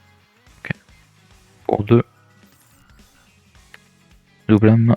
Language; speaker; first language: French; native; French